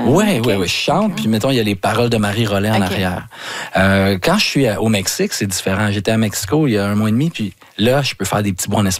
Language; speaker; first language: French; native; French